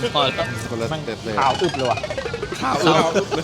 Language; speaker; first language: Thai; native; Thai